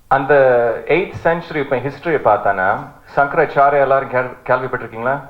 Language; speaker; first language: Tamil; early bilingual, heritage; Tamil